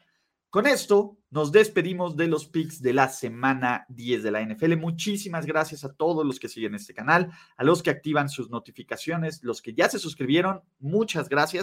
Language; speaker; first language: Spanish; native; Spanish